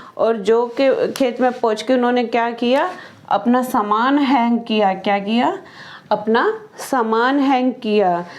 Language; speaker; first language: Hindi; native; Hindi